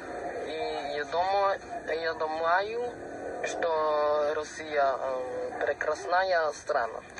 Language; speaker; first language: Russian; non-native, learner; Filipino